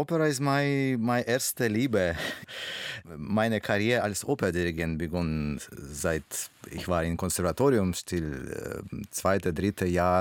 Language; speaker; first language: German; non-native, learner; Russian